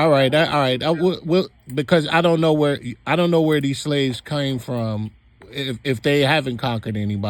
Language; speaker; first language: English; native; English